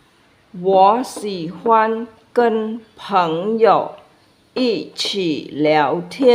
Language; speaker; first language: Chinese; non-native, fluent; Khmer